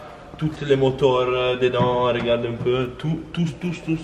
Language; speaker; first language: French; non-native, fluent; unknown